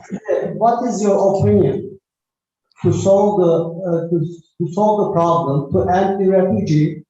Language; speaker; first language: English; non-native, fluent; Turkish